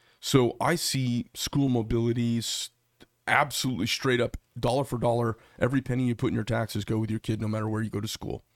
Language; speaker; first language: English; native; English